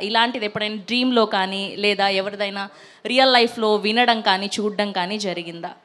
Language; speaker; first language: Telugu; native; Telugu